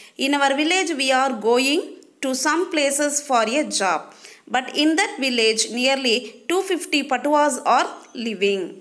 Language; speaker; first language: English; non-native, local second language; Tamil